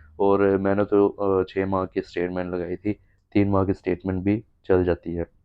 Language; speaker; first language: Urdu; non-native, local second language; Punjabi